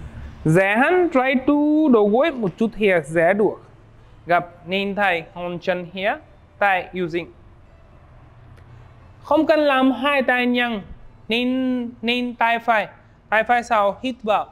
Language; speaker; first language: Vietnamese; non-native, learner; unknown